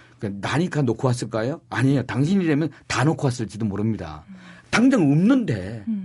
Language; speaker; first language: Korean; native; Korean